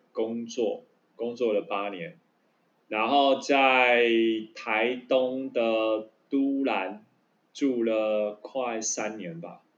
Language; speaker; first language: Chinese; native; Chinese